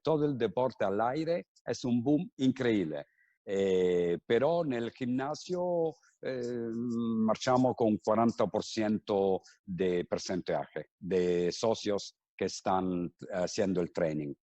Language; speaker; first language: Spanish; non-native, fluent; Italian